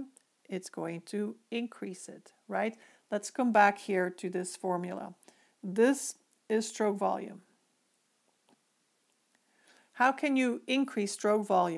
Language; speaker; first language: English; native; English